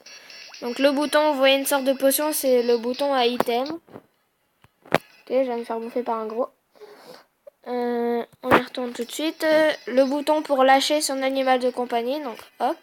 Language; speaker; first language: French; native; French